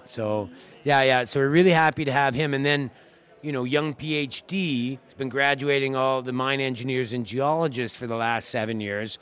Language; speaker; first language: English; native; English